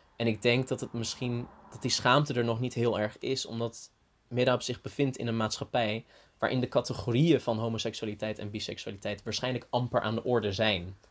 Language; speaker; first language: Dutch; early bilingual, heritage; Dutch